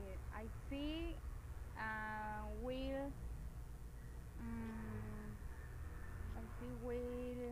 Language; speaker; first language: English; non-native, learner; Spanish